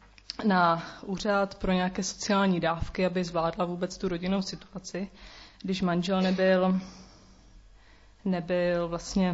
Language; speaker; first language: Czech; native; Czech